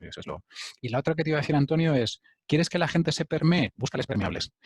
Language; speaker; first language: Spanish; native; Spanish